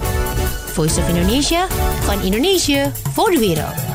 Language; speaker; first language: Dutch; non-native, learner; Indonesian